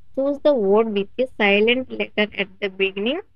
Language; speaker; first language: English; non-native, local second language; Telugu